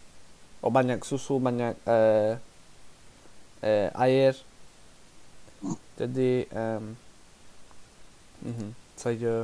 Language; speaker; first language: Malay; non-native, learner; English